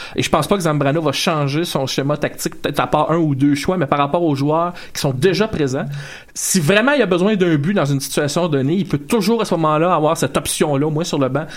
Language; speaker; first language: French; native; French